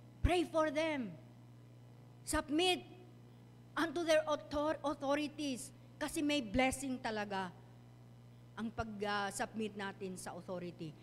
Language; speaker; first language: Filipino; non-native, local second language; Chavacano